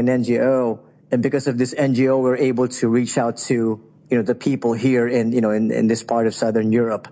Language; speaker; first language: English; non-native, local second language; Filipino